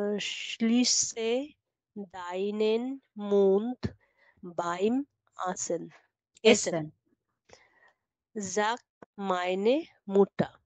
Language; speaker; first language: German; non-native, learner; Bangla